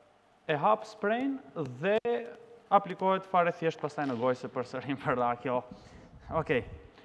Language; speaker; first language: Albanian; native; Albanian